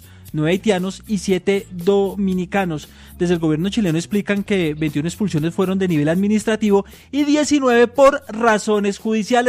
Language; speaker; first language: Spanish; native; Spanish